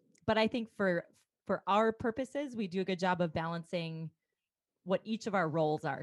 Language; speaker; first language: English; native; English